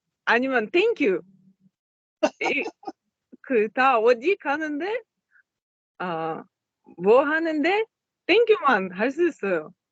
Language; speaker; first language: Korean; non-native, learner; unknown